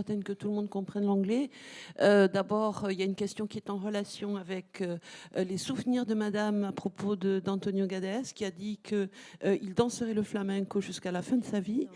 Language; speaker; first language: French; native; French